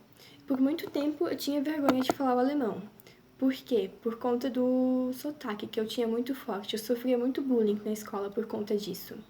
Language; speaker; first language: Portuguese; non-native, local second language; German